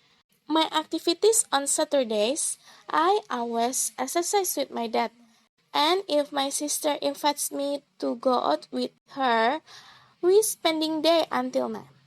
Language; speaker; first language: English; non-native, learner; Indonesian